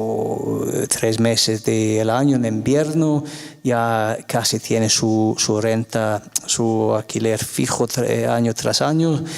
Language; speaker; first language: Spanish; non-native, fluent; English